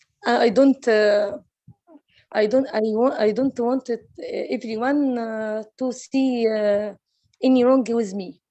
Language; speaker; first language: English; non-native, learner; Arabic